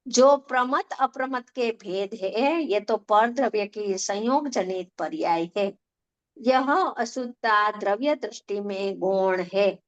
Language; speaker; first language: Hindi; non-native, local second language; Gujarati